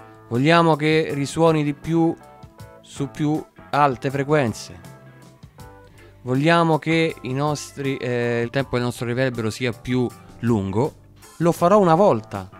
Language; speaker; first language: Italian; native; Italian